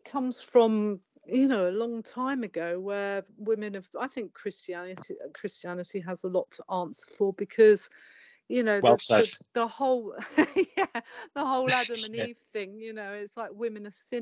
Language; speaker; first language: English; native; English